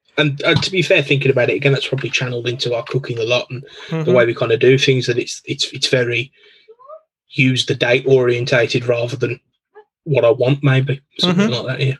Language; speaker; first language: English; native; English